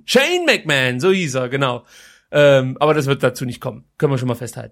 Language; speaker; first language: German; native; German